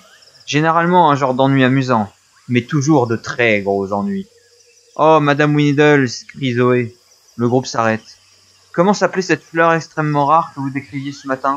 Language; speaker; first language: French; native; French